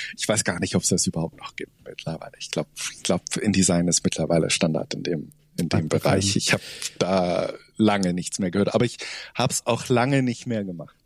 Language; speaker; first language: German; native; German